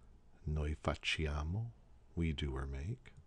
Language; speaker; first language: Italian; non-native, fluent; English